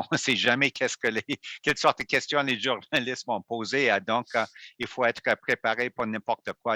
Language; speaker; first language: French; non-native, local second language; English